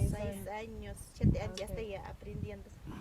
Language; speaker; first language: Spanish; non-native, local second language; Quechua